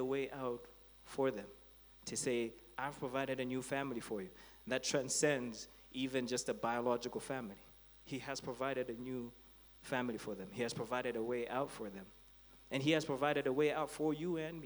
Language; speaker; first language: English; non-native, local second language; Nyanja